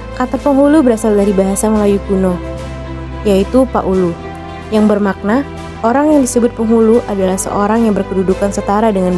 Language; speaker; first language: Indonesian; native; Indonesian